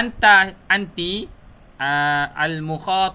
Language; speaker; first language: Arabic; non-native, fluent; Malay